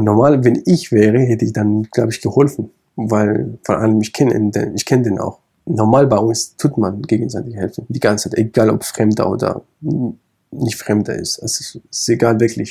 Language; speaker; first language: German; non-native, fluent; Kurdish